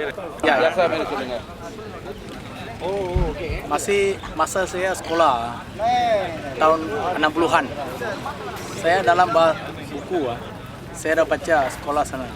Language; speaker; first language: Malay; non-native, local second language; Tamil